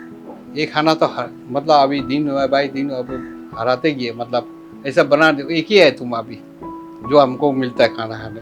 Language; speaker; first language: Hindi; non-native, local second language; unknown